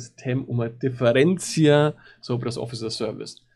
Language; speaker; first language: Portuguese; non-native, learner; German